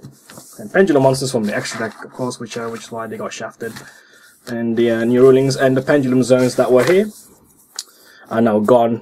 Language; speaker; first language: English; native; English